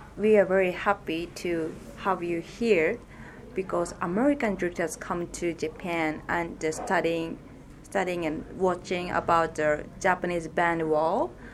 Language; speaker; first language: English; non-native, fluent; Japanese